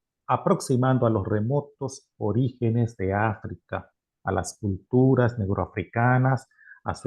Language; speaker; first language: Spanish; native; Spanish